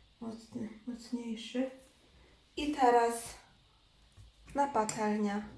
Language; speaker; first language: Polish; non-native, learner; Chinese